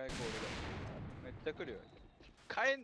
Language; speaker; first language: Japanese; native; Japanese